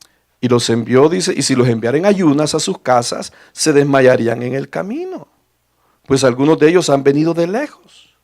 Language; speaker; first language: Spanish; native; Spanish